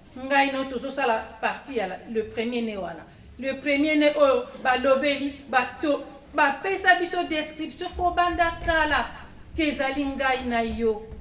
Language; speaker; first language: Lingala; non-native, local second language; Kongo